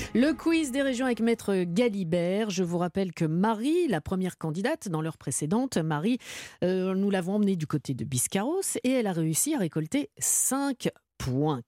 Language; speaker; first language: French; native; French